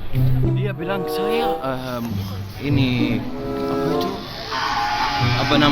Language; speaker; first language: Indonesian; non-native, learner; Arabic